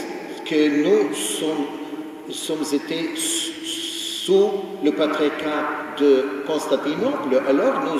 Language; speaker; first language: French; non-native, fluent; Ukrainian